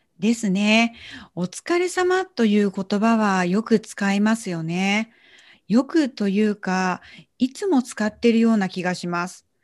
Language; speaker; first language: Japanese; native; Japanese